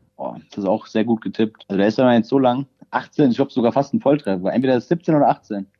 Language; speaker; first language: German; native; German